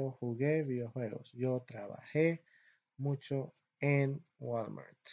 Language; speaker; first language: Spanish; non-native, fluent; English